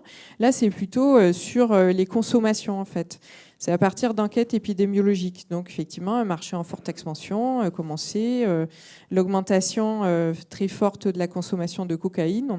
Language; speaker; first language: French; native; French